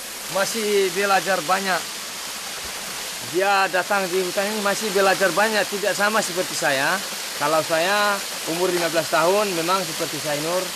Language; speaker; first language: Indonesian; non-native, local second language; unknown